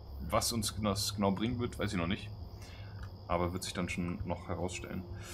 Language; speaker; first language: German; native; German